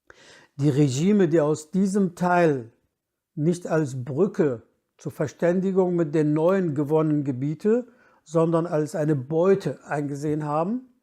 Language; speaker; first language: German; non-native, fluent; Kurdish